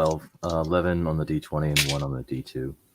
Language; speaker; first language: English; native; English